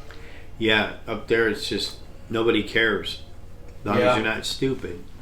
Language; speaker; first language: English; native; English